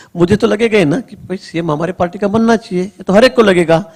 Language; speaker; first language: Hindi; non-native, local second language; Marathi